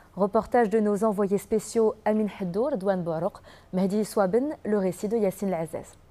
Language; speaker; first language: French; non-native, local second language; Arabic